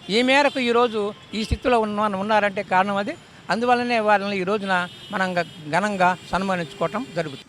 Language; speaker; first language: Telugu; native; Telugu